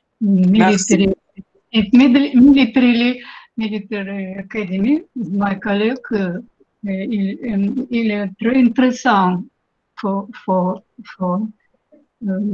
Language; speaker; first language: French; non-native, learner; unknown